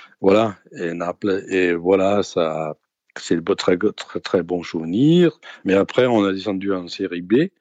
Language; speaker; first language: French; non-native, fluent; Danish